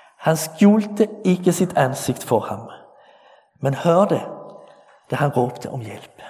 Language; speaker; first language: Danish; native; Danish